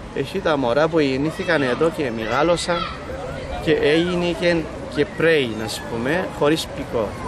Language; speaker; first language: Greek; non-native, fluent; Kurdish